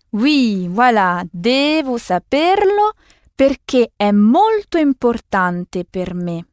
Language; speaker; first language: Italian; non-native, fluent; French